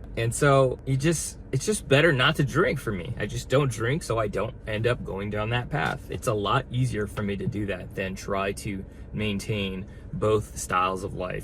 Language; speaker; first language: English; native; English